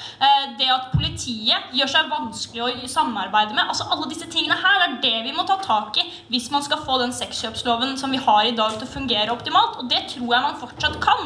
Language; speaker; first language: Norwegian; native; Norwegian